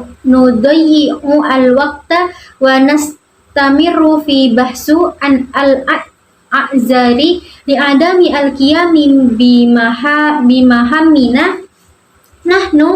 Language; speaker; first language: Arabic; non-native, learner; Indonesian